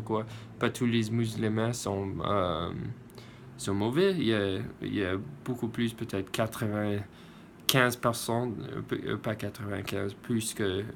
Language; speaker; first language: French; non-native, learner; English